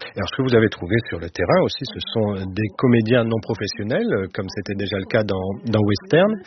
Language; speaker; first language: French; native; French